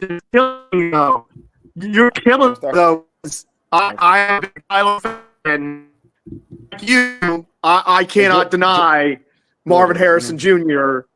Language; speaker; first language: English; native; English